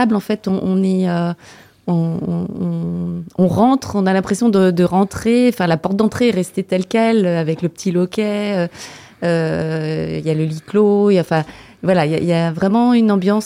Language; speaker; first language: French; native; French